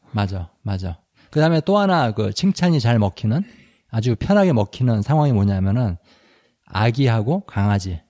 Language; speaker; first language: Korean; native; Korean